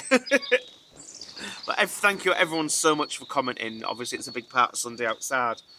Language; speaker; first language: English; native; English